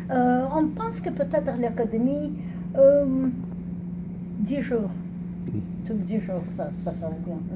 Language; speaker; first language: French; non-native, learner; English